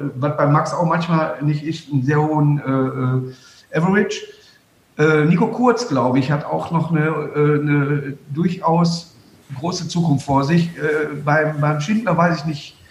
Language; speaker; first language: German; native; German